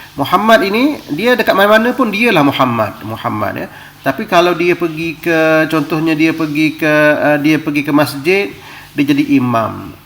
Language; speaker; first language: Malay; native; Malay